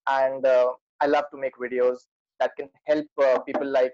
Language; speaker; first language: English; non-native, local second language; Hindi